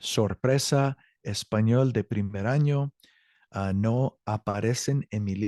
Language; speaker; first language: Spanish; non-native, learner; English